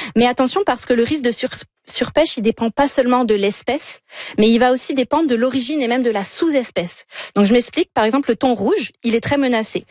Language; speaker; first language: French; native; French